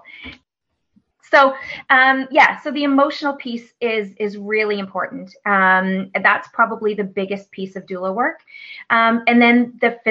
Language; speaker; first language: English; native; English